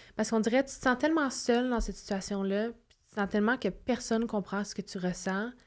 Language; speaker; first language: French; native; French